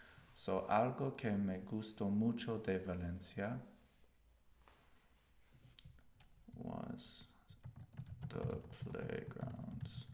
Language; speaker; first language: Spanish; non-native, learner; English